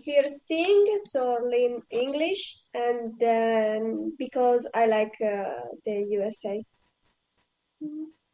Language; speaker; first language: English; non-native, learner; Italian